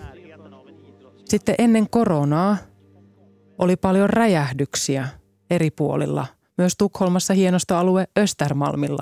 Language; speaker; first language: Finnish; native; Finnish